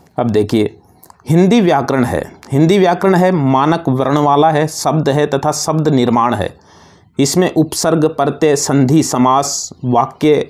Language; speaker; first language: Hindi; native; Hindi